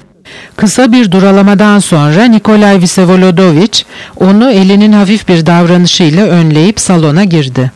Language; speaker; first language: Turkish; native; Turkish